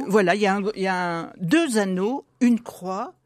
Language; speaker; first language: French; native; French